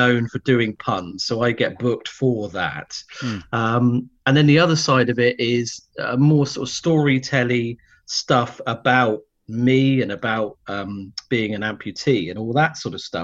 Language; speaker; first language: English; native; English